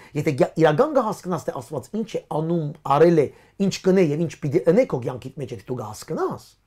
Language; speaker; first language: Armenian; early bilingual, heritage; Armenian